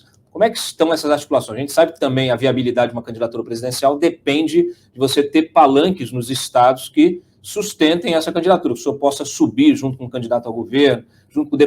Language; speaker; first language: Portuguese; native; Portuguese